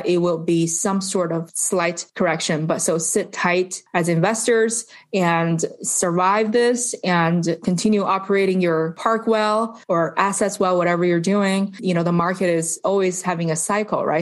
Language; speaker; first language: English; non-native, fluent; Chinese